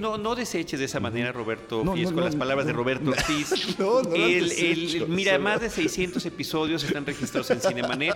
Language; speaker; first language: Spanish; native; Spanish